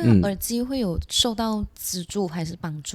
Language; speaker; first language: Chinese; non-native, local second language; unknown